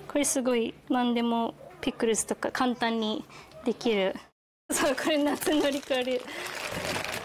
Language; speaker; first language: Japanese; non-native, fluent; English